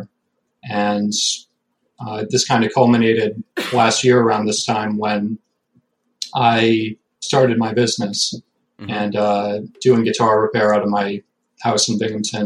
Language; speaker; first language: English; native; English